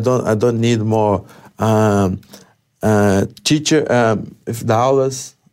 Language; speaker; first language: English; non-native, learner; Portuguese